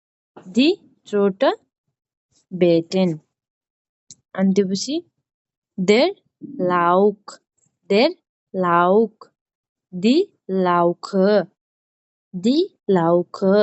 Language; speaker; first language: German; non-native, learner; Nepali